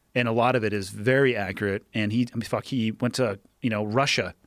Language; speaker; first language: English; native; English